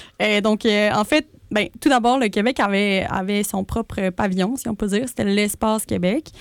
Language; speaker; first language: French; early bilingual, other home language; Spanish